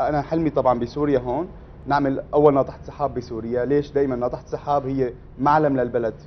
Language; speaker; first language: Arabic; native; Arabic